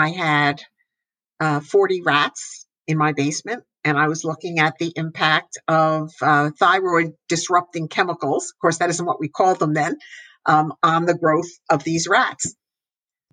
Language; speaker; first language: English; native; English